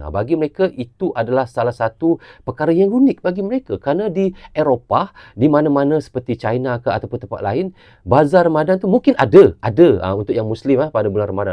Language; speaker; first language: Malay; native; Malay